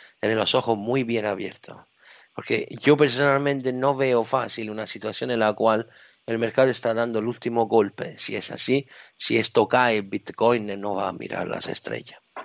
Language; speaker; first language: Spanish; non-native, fluent; Italian